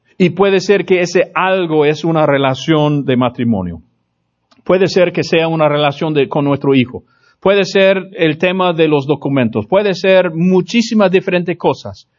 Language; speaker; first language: Spanish; non-native, fluent; English